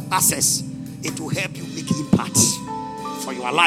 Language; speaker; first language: English; non-native, local second language; Akan